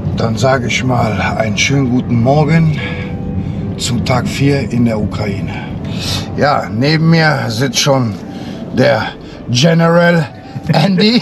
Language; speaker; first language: German; native; German